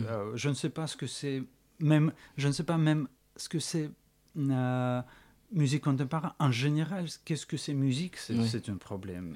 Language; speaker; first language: French; non-native, fluent; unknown